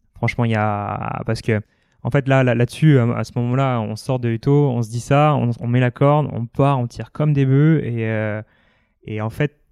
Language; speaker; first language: French; native; French